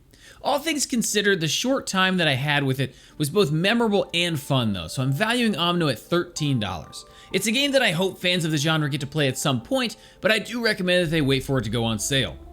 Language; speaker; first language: English; native; English